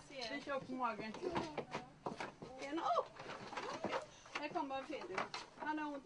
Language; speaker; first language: Swedish; non-native, fluent; Hindi